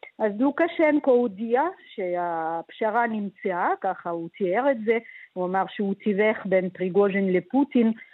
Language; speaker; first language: Hebrew; early bilingual, other home language; Russian